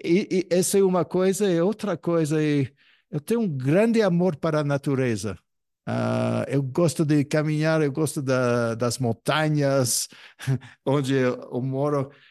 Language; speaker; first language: Portuguese; non-native, fluent; English